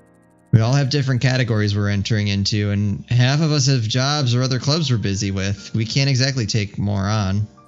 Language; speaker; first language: English; native; English